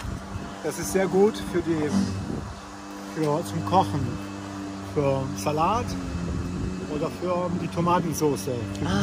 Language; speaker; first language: German; non-native, fluent; Italian